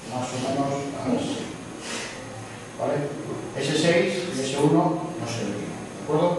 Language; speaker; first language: Spanish; native; Spanish